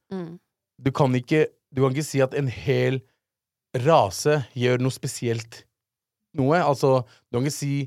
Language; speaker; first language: Norwegian; early bilingual, other home language; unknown